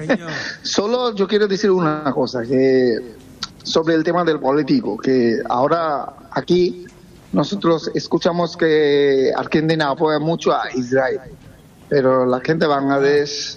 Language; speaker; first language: Spanish; non-native, fluent; Bangla